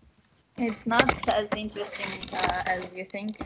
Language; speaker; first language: English; non-native, learner; Bashkir